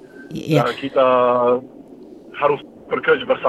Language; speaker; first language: Indonesian; non-native, fluent; English